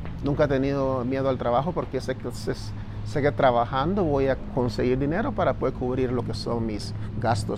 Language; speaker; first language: Spanish; native; Spanish